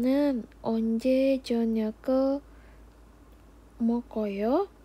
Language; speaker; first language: Korean; non-native, fluent; Indonesian